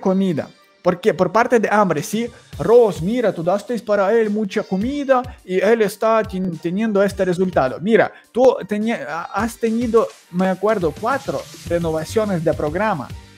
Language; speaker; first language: Spanish; non-native, learner; Ukrainian